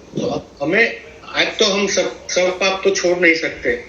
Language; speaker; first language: Hindi; non-native, local second language; Gujarati